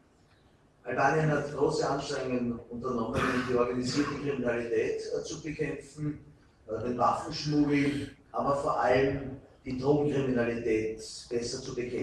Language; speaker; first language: German; native; German